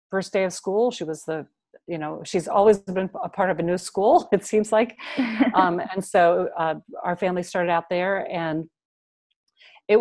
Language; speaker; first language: English; native; English